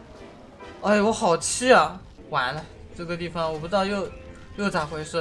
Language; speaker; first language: Chinese; native; Chinese